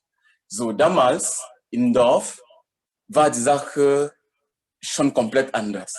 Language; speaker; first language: German; non-native, fluent; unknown